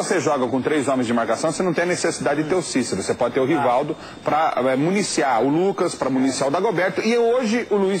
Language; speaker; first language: Portuguese; native; Portuguese